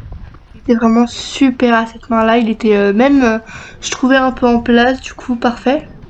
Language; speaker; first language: French; native; French